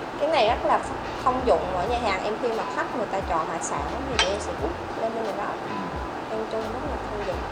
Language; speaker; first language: Vietnamese; native; Vietnamese